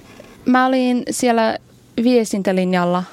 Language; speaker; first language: Finnish; non-native, learner; English